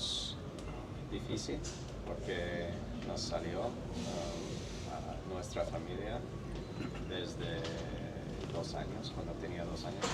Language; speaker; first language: Spanish; non-native, fluent; English